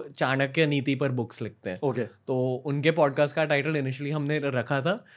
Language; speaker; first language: Hindi; native; Hindi